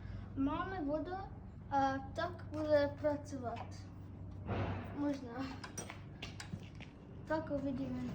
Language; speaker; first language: Czech; non-native, learner; English